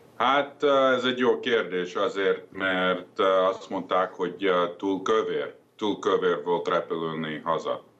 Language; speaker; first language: Hungarian; early bilingual, heritage; English